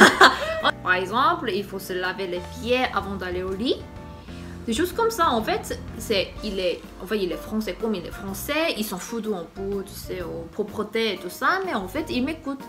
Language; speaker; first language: French; non-native, fluent; Korean